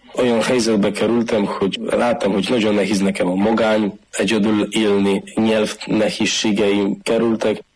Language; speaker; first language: Hungarian; non-native, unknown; Polish